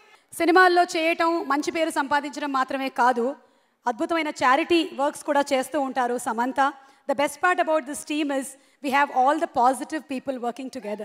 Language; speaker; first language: Telugu; native; Telugu